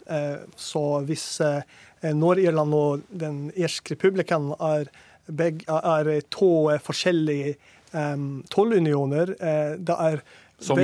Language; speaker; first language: Norwegian; non-native, learner; English